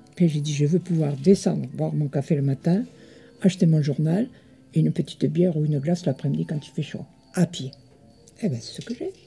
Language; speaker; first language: French; early bilingual, other home language; Italian